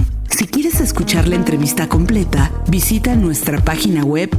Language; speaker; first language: Spanish; native; Spanish